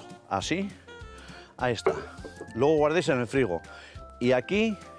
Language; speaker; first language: Spanish; native; Spanish